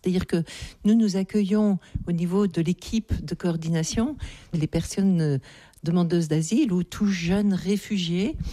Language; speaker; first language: French; native; French